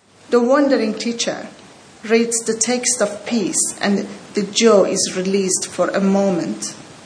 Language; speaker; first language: English; non-native, learner; Persian